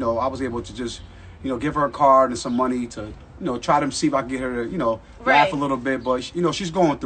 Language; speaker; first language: English; native; English